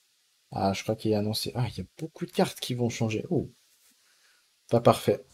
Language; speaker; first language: French; native; French